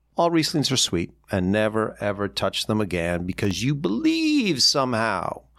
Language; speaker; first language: English; native; English